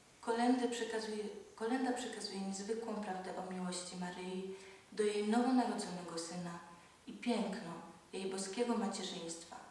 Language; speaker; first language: Polish; native; Polish